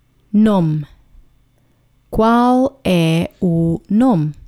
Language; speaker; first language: Portuguese; non-native, fluent; English